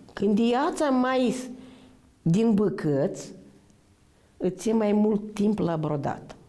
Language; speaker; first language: Romanian; non-native, local second language; Romany